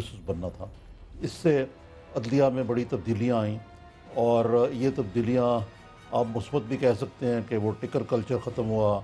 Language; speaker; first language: Urdu; native; Urdu